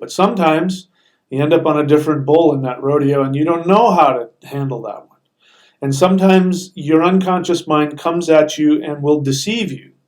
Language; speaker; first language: English; native; English